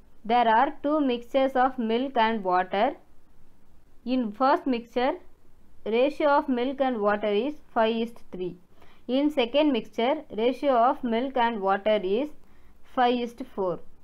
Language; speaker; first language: English; non-native, local second language; Tamil